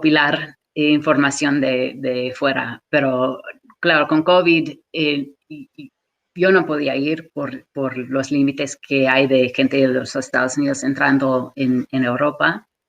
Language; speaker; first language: Spanish; non-native, fluent; English